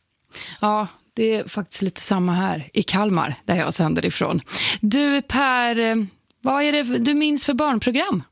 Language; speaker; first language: Swedish; native; Swedish